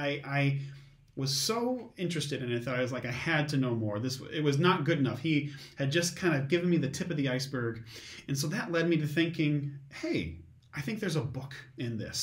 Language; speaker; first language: English; native; English